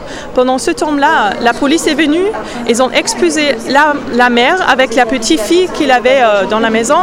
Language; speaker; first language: French; non-native, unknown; German